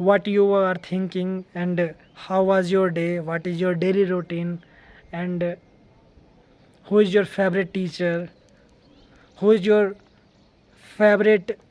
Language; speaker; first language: English; non-native, learner; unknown